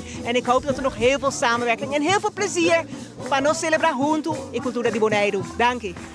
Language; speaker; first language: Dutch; non-native, local second language; Papiamento